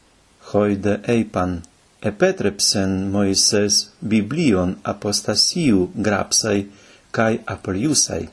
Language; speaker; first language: Greek; non-native, fluent; Ukrainian